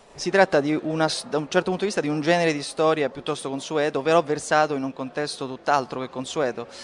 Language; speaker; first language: Italian; native; Italian